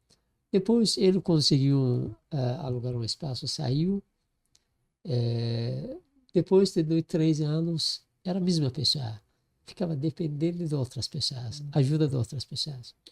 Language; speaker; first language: Portuguese; non-native, learner; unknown